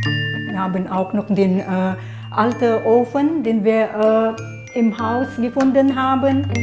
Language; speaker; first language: German; non-native, fluent; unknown